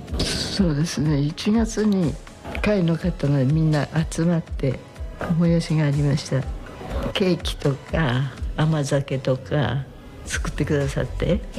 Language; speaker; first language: Japanese; native; Japanese